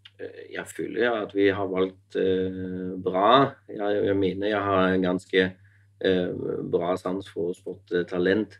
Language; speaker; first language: Norwegian; non-native, fluent; German